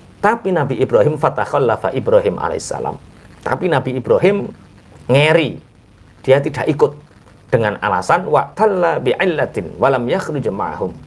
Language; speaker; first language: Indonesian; non-native, local second language; Javanese